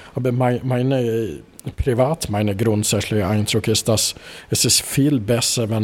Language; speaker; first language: German; non-native, fluent; Swedish